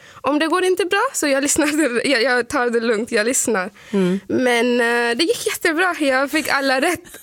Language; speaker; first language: Swedish; non-native, fluent; Urdu